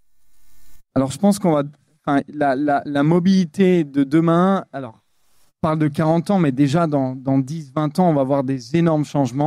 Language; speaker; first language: French; native; French